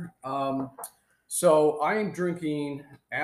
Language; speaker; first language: English; native; English